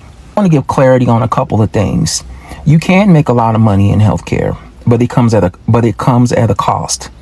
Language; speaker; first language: English; native; English